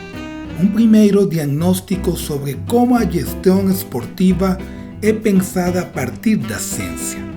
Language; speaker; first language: Portuguese; non-native, fluent; Spanish